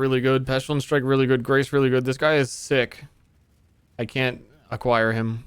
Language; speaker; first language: English; native; English